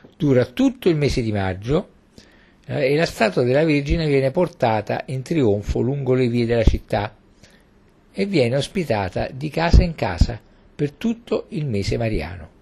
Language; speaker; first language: Italian; native; Italian